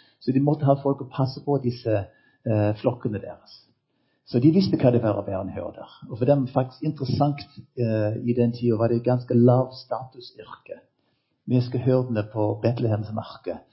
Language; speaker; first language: Norwegian; non-native, fluent; English